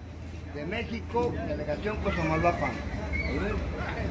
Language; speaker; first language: Spanish; native; Spanish